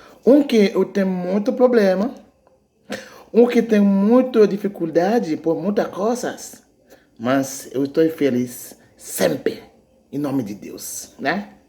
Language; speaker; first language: Portuguese; non-native, learner; Haitian Creole